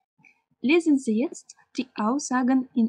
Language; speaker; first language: German; non-native, fluent; Russian